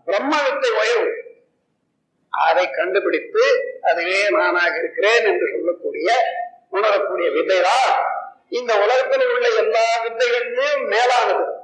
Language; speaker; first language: Tamil; native; Tamil